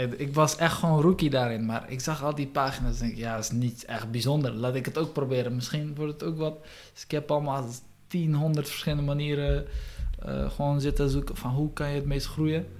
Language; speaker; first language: Dutch; early bilingual, other home language; Russian